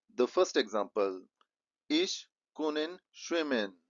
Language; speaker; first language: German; non-native, fluent; Hindi